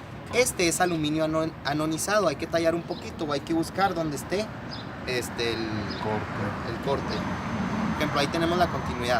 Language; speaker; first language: Spanish; native; Spanish